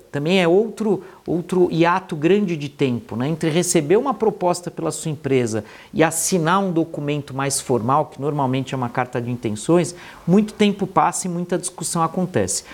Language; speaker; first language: Portuguese; native; Portuguese